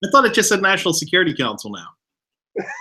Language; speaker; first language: English; native; English